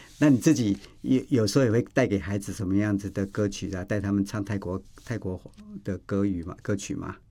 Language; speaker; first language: Chinese; native; Chinese